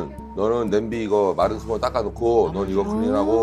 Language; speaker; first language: Korean; native; Korean